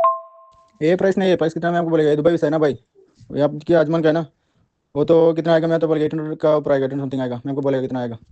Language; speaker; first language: Hindi; non-native, learner; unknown